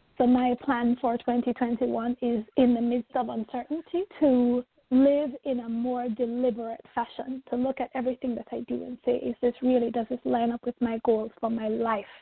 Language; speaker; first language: English; native; English